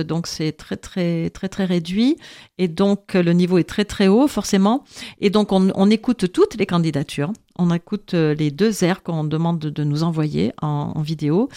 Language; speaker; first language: French; native; French